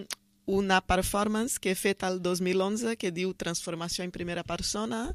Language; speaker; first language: Catalan; non-native, fluent; Portuguese